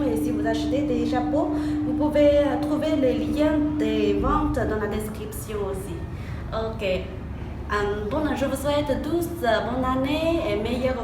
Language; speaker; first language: French; non-native, fluent; Chinese